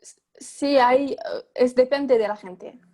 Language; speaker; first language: Spanish; non-native, fluent; Arabic